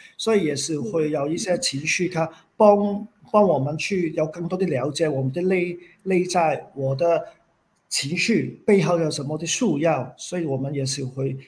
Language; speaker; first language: Chinese; non-native, fluent; Cantonese